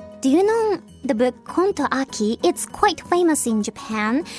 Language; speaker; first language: English; non-native, fluent; Japanese